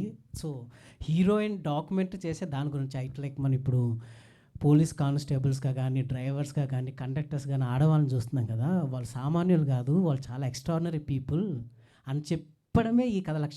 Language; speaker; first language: Telugu; native; Telugu